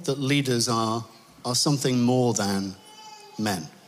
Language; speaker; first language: English; native; English